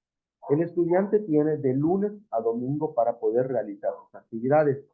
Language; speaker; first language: Spanish; native; Spanish